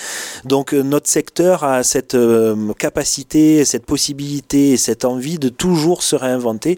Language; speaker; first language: French; native; French